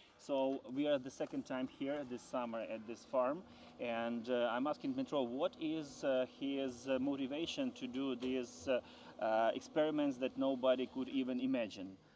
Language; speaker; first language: English; non-native, fluent; Ukrainian